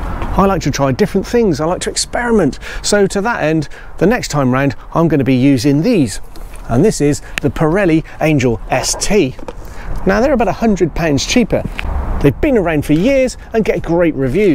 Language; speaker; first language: English; native; English